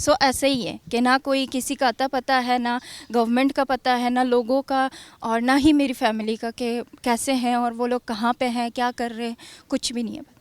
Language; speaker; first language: Hindi; non-native, fluent; Persian